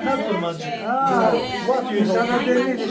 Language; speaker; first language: English; non-native, learner; Kurdish